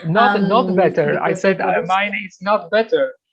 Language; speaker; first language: English; non-native, fluent; Polish